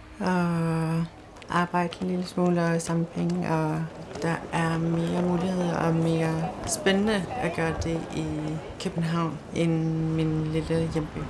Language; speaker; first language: Danish; non-native, local second language; Kalaallisut